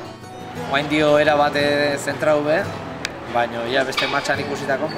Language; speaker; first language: Basque; native; Basque